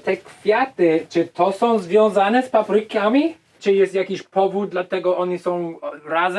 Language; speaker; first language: Polish; non-native, learner; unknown